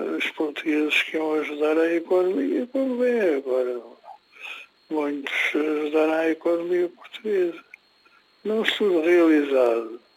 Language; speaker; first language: Portuguese; native; Portuguese